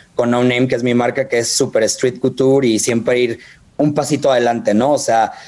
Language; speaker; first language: Spanish; native; Spanish